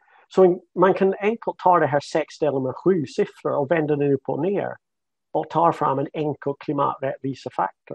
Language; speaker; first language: Swedish; non-native, fluent; English